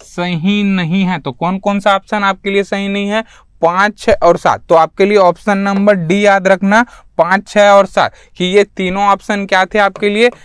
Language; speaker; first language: Hindi; native; Hindi